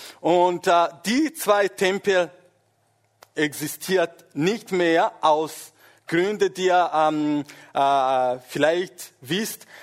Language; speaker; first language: German; non-native, fluent; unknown